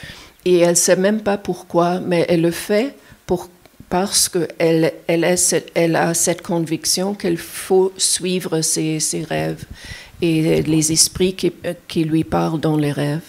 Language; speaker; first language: French; non-native, fluent; German